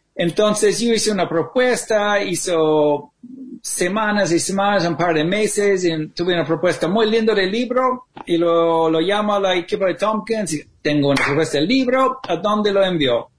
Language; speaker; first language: Spanish; non-native, fluent; English